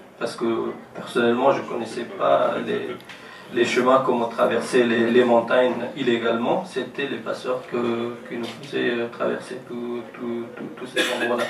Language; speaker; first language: French; non-native, fluent; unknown